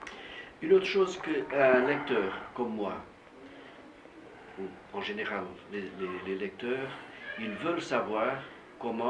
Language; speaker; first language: French; non-native, fluent; Portuguese